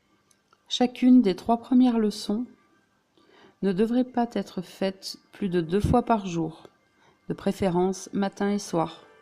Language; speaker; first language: French; native; French